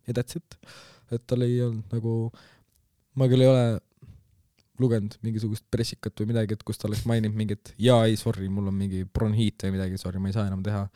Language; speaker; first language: Estonian; native; Estonian